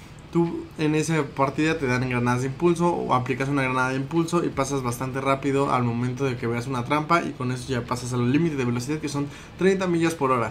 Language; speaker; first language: Spanish; native; Spanish